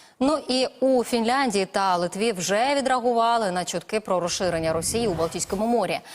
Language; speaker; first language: Ukrainian; native; Ukrainian